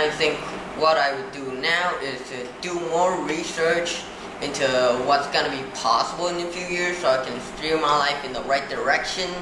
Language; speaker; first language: English; non-native, fluent; Vietnamese